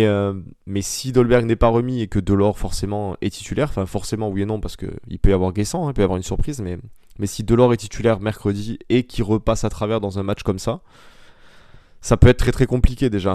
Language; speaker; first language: French; native; French